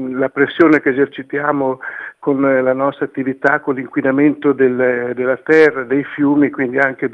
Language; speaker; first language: Italian; native; Italian